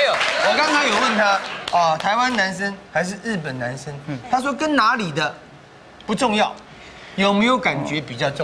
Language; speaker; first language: Chinese; native; Chinese